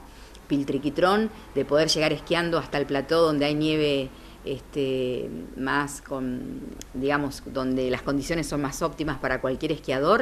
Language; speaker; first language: Spanish; native; Spanish